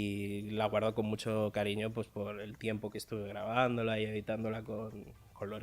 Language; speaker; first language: Spanish; early bilingual, other home language; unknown